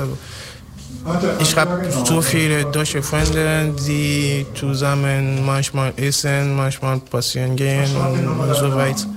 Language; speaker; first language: German; non-native, learner; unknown